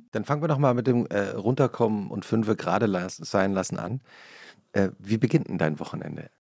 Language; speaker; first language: German; native; German